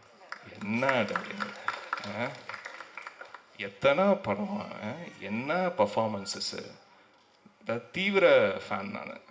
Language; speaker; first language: Tamil; native; Tamil